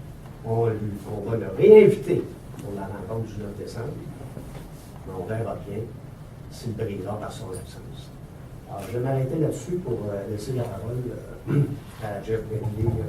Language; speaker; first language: French; native; French